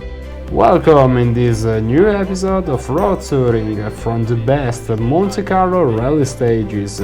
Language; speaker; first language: English; non-native, fluent; Italian